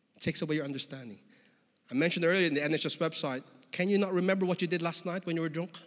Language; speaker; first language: English; non-native, local second language; Filipino